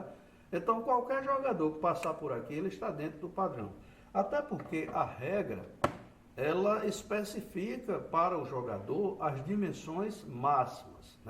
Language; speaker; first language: Portuguese; native; Portuguese